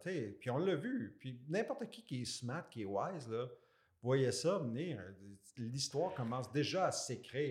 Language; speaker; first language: French; native; French